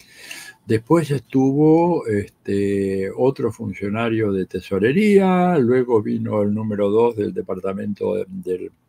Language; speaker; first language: Spanish; native; Spanish